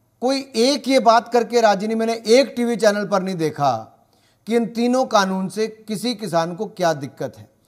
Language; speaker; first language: Hindi; native; Hindi